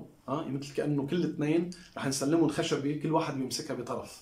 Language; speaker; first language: French; non-native, local second language; Arabic